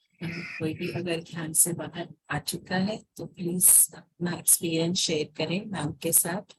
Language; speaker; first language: Hindi; native; Hindi